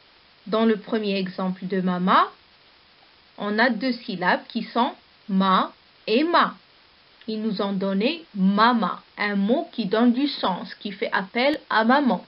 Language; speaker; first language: French; non-native, local second language; Arabic